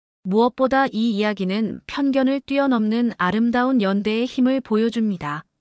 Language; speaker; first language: Korean; native; Korean